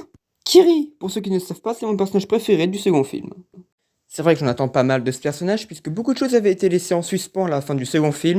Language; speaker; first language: French; native; French